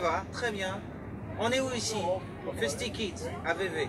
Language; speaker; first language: French; early bilingual, other home language; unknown